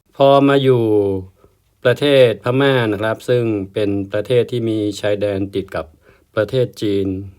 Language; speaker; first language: Thai; native; Thai